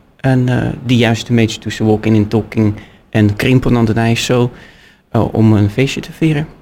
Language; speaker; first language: Dutch; non-native, fluent; Russian